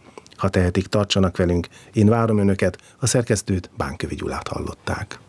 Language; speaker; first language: Hungarian; native; Hungarian